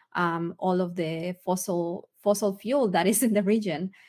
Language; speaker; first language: English; early bilingual, other home language; Spanish